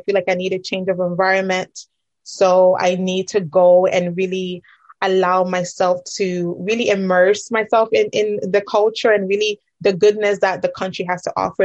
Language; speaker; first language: English; non-native, local second language; Akan